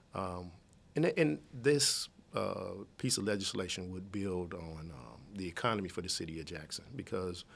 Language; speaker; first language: English; native; English